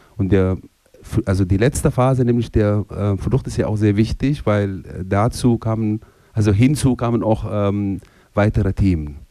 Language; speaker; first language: German; non-native, fluent; Arabic